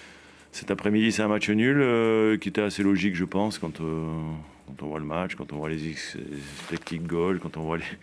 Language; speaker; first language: French; native; French